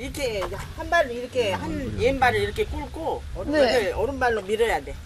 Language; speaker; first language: Korean; native; Korean